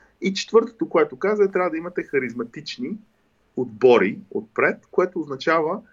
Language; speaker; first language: Bulgarian; native; Bulgarian